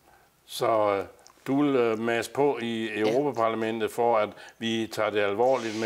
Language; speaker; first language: Danish; native; Danish